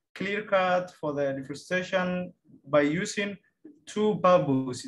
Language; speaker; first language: English; non-native, fluent; Somali